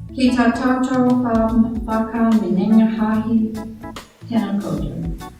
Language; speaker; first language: Māori; non-native, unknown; English